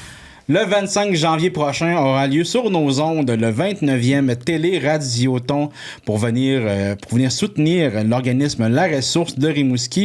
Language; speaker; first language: French; native; French